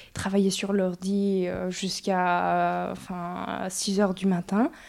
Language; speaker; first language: French; early bilingual, other home language; Spanish